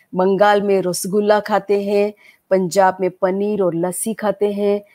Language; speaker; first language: Hindi; non-native, local second language; Gujarati